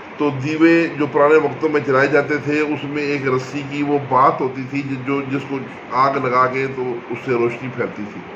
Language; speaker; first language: Urdu; non-native, local second language; Punjabi